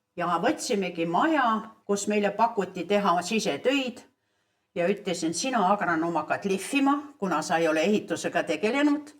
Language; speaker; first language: Estonian; early bilingual, heritage; Estonian